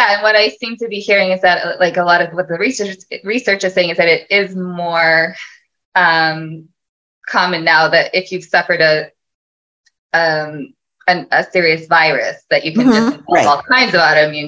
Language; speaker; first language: English; native; English